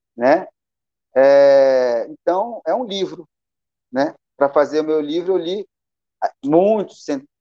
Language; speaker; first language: Portuguese; native; Portuguese